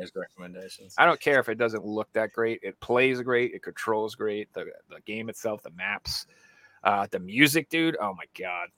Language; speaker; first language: English; native; English